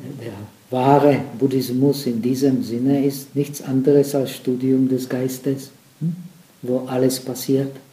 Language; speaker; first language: German; non-native, fluent; Czech